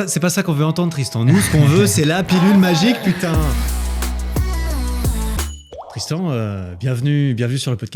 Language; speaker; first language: French; native; French